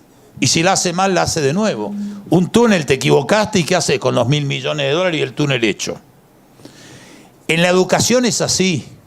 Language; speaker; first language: Spanish; native; Spanish